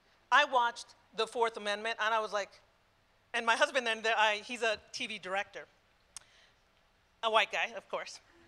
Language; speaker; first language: English; early bilingual, other home language; Spanish